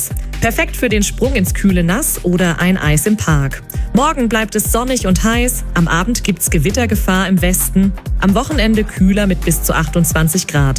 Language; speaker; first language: German; native; German